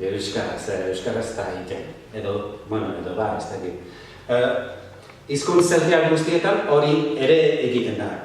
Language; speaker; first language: Basque; non-native, fluent; English